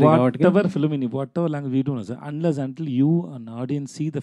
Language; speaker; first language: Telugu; non-native, learner; Tamil